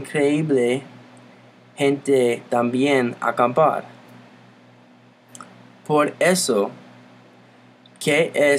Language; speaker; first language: Spanish; non-native, learner; English